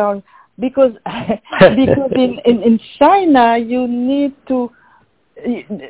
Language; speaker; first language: English; non-native, fluent; French